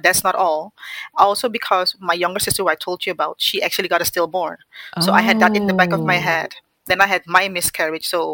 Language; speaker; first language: English; non-native, fluent; Dutch